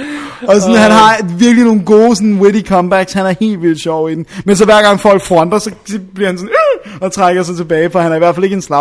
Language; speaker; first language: Danish; native; Danish